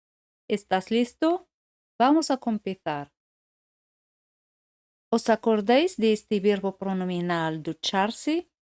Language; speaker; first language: Spanish; non-native, fluent; French